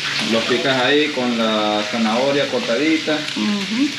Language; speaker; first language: Spanish; early bilingual, heritage; Spanish